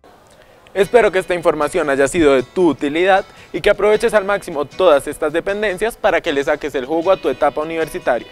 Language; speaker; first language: Spanish; native; Spanish